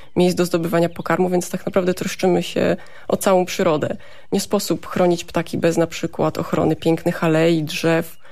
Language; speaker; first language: Polish; native; Polish